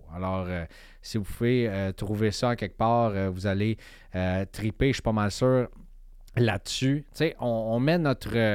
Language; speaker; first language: French; native; French